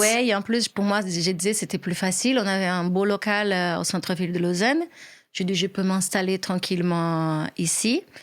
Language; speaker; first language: French; non-native, fluent; Portuguese